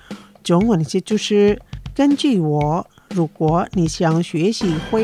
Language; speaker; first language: Chinese; non-native, fluent; Indonesian